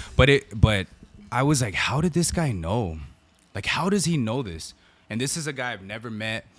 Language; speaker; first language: English; native; English